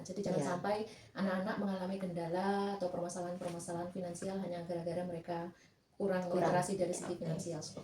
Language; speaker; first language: Indonesian; native; Indonesian